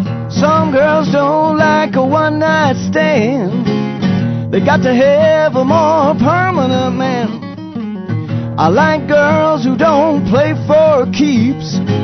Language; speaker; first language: English; native; English